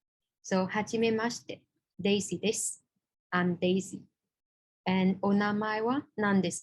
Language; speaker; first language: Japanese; non-native, fluent; Chinese